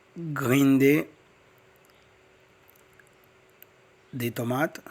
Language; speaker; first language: French; non-native, learner; Tamil